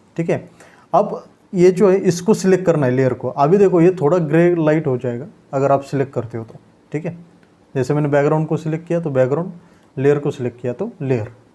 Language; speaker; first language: Hindi; non-native, local second language; Marathi